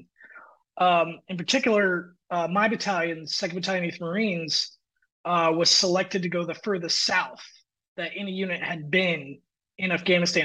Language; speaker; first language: English; native; English